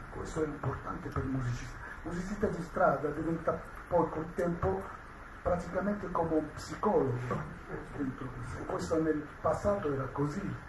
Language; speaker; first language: Italian; non-native, fluent; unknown